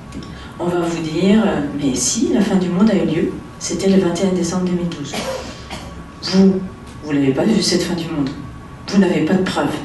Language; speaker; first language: French; native; French